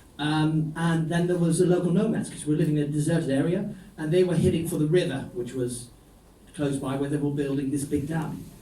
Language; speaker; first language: English; non-native, fluent; Dutch